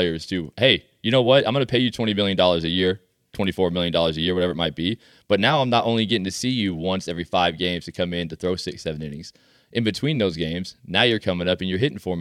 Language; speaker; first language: English; native; English